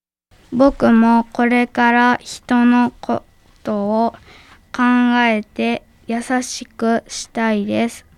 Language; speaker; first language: Japanese; early bilingual, other home language; Arabic